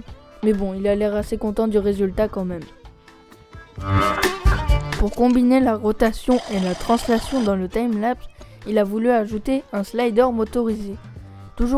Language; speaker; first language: French; native; French